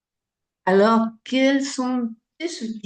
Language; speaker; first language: French; non-native, fluent; Spanish